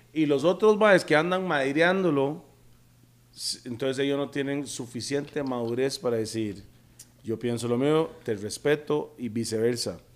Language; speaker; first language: Spanish; native; Spanish